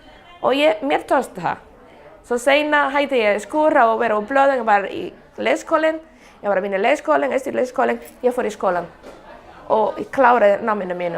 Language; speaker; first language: Icelandic; non-native, fluent; Spanish